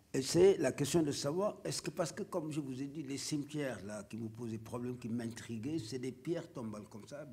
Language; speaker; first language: French; non-native, local second language; Wolof